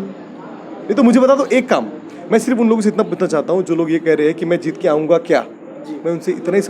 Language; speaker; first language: Hindi; native; Hindi